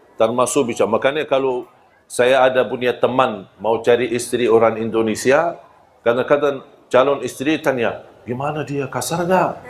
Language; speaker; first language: Malay; non-native, fluent; Arabic